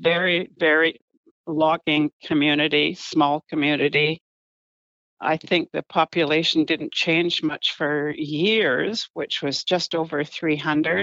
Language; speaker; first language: English; native; English